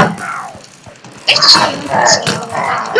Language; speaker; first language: Spanish; native; Spanish